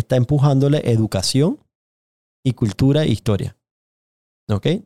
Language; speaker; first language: Spanish; native; Spanish